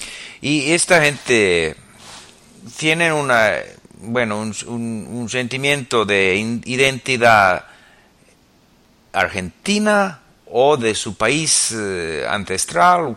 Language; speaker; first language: Spanish; non-native, fluent; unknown